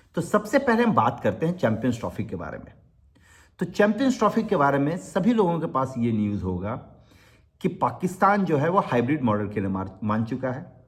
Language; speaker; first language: Hindi; native; Hindi